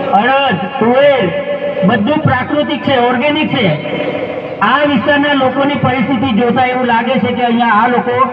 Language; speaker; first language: Gujarati; non-native, local second language; Rathawi